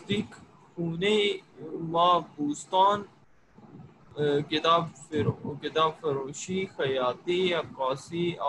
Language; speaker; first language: Persian; non-native, learner; Urdu